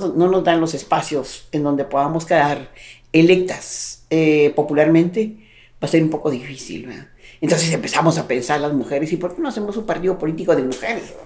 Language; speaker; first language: Spanish; native; Spanish